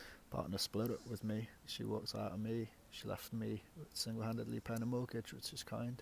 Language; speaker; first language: English; native; English